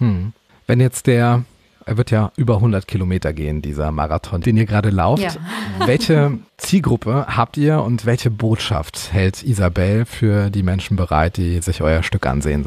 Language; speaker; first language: German; native; German